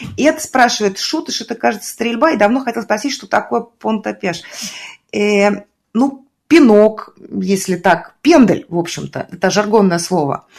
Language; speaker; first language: Russian; native; Russian